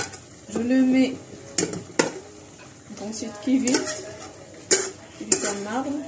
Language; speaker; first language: French; non-native, local second language; Arabic